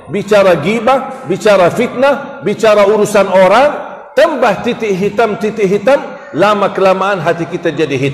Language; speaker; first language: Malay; non-native, fluent; Arabic